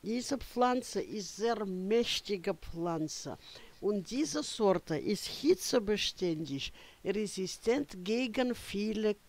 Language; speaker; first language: German; non-native, fluent; Russian